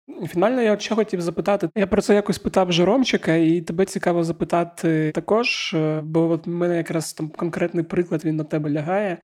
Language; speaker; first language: Ukrainian; native; Ukrainian